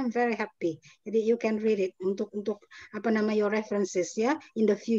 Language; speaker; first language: English; non-native, fluent; Indonesian